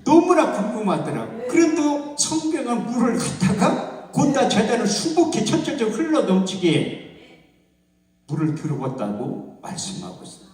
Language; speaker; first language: Korean; native; Korean